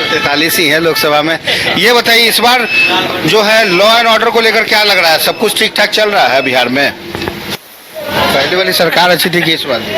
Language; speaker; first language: Hindi; native; Hindi